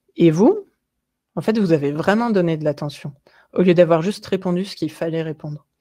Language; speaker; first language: French; native; French